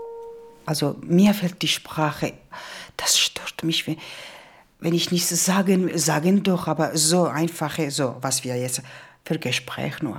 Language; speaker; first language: German; non-native, learner; Georgian